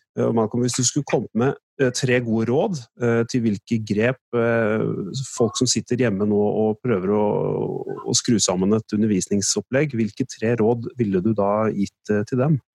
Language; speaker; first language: Norwegian; native; Norwegian